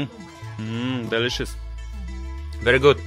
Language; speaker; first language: English; non-native, learner; Polish